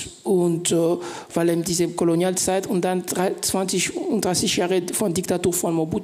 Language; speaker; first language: German; non-native, fluent; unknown